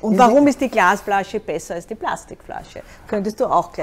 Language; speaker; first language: German; native; German